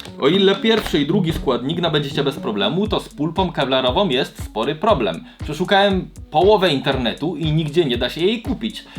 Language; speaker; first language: Polish; native; Polish